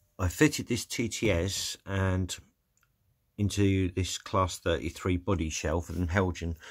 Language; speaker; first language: English; native; English